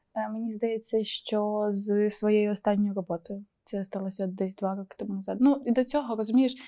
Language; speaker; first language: Ukrainian; native; Ukrainian